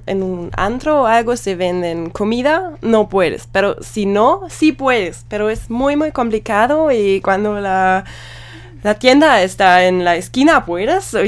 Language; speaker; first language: Spanish; non-native, learner; German